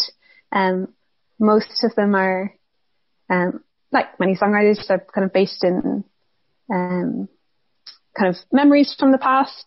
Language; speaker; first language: English; native; English